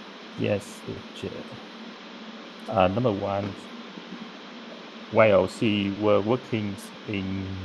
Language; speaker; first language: English; non-native, learner; Vietnamese